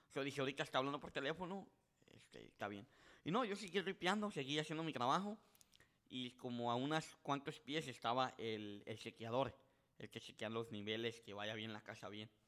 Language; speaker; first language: Spanish; early bilingual, heritage; Spanish